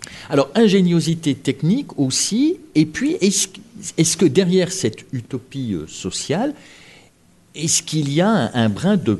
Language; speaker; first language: French; native; French